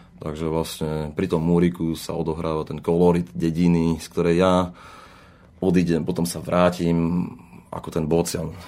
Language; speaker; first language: Slovak; native; Slovak